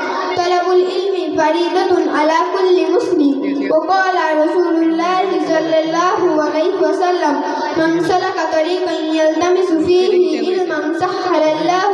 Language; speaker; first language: Arabic; non-native, learner; Bangla